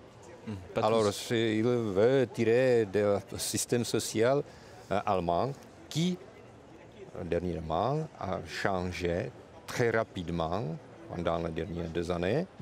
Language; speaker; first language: French; non-native, fluent; Czech